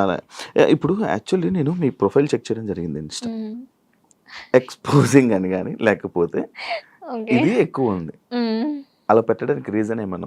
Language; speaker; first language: Telugu; native; Telugu